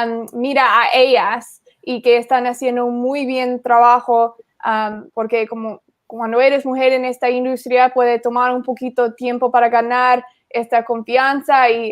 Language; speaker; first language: Spanish; non-native, fluent; English